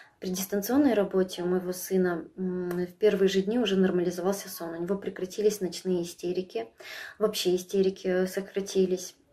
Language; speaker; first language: Russian; native; Russian